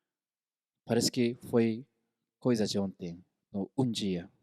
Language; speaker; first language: Portuguese; non-native, fluent; Korean